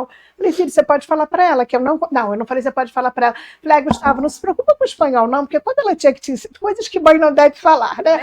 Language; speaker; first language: Portuguese; native; Portuguese